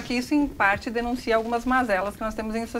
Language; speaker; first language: Portuguese; native; Portuguese